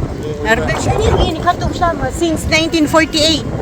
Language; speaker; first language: Hebrew; non-native, learner; Filipino